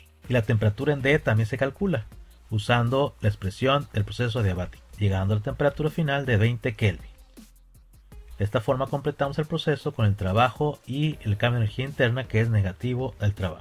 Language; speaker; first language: Spanish; native; Spanish